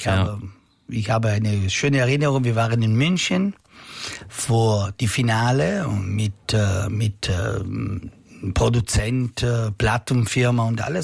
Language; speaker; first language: German; non-native, learner; Italian